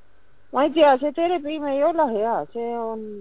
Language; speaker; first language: Estonian; non-native, learner; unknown